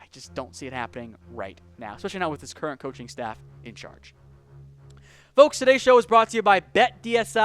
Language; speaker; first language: English; native; English